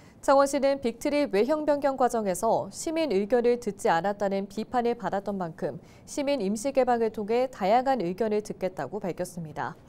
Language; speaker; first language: Korean; native; Korean